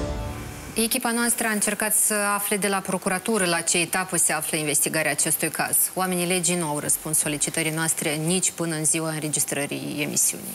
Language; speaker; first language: Romanian; native; Romanian